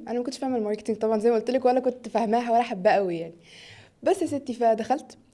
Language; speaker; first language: Egyptian Arabic; early bilingual, heritage; Arabic